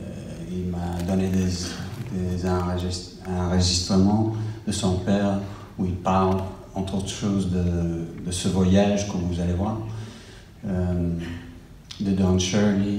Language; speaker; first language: French; non-native, fluent; English